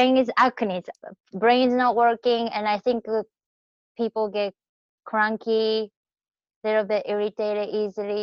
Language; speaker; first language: English; non-native, fluent; Japanese